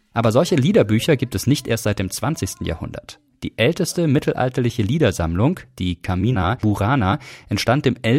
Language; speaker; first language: German; native; German